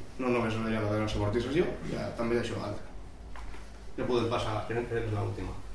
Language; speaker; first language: Catalan; non-native, local second language; Spanish